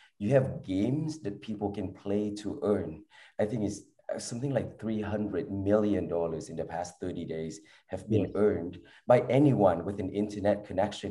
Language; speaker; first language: English; early bilingual, other home language; Vietnamese